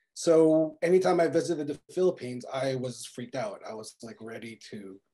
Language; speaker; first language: English; native; English